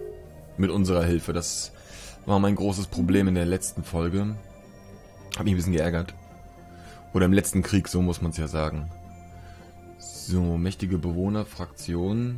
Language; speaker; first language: German; native; German